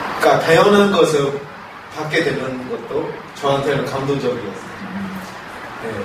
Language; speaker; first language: Korean; non-native, fluent; Burmese